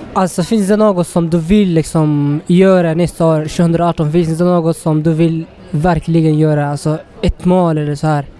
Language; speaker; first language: Swedish; non-native, learner; Tigrinya